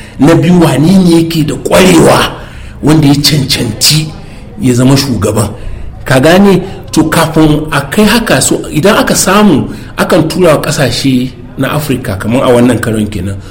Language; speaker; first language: Hausa; native; Hausa